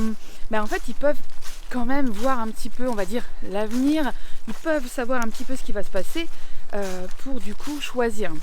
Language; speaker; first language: French; native; French